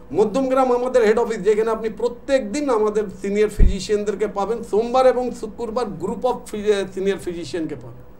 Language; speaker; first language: Bangla; non-native, local second language; Hindi